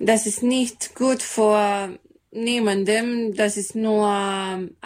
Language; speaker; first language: German; non-native, learner; Serbian